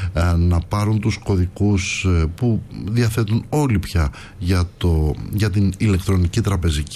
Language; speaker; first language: Greek; native; Greek